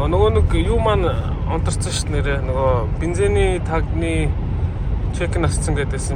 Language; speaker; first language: Mongolian; native; Mongolian